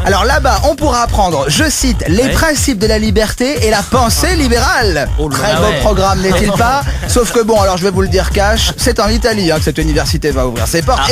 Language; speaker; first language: French; native; French